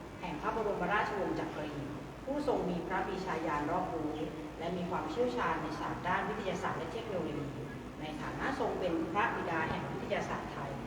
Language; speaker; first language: Thai; native; Thai